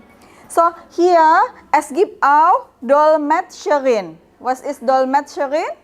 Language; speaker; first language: German; non-native, learner; Indonesian